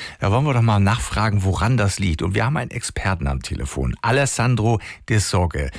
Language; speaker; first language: German; native; German